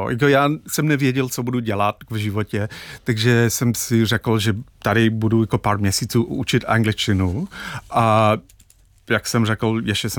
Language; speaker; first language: Czech; non-native, fluent; English